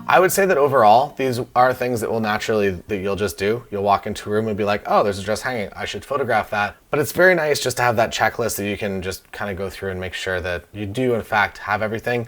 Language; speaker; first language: English; native; English